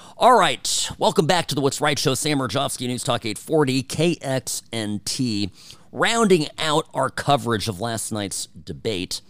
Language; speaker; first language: English; early bilingual, other home language; Czech